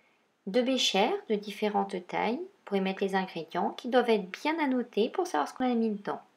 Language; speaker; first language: French; native; French